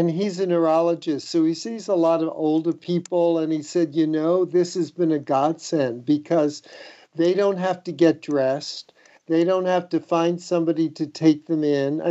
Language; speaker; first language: English; native; English